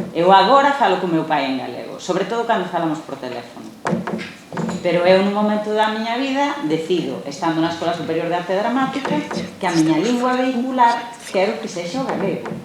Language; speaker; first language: Galician; non-native, local second language; Spanish